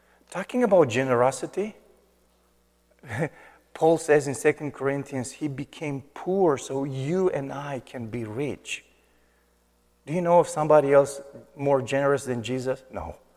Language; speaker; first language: English; non-native, fluent; Romanian